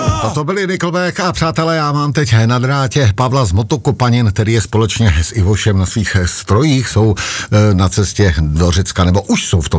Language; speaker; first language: Czech; native; Czech